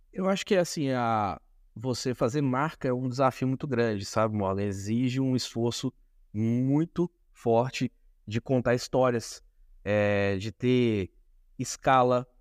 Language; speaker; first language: Portuguese; native; Portuguese